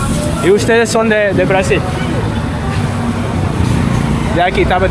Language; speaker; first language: Spanish; non-native, learner; English